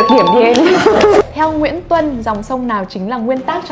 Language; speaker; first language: Vietnamese; native; Vietnamese